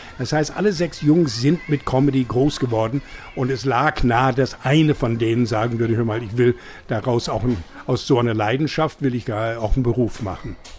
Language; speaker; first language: German; non-native, fluent; English